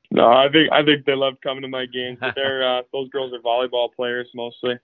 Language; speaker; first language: English; native; English